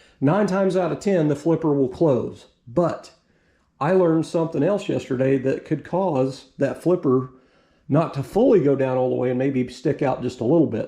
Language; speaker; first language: English; native; English